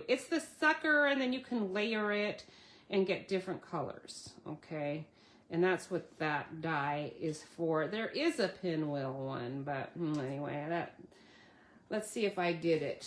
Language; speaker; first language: English; native; English